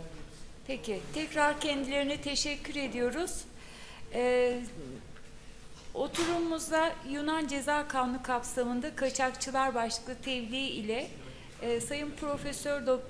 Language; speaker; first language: Turkish; native; Turkish